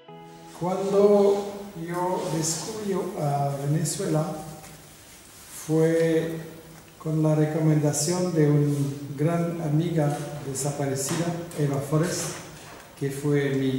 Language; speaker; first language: Spanish; non-native, fluent; French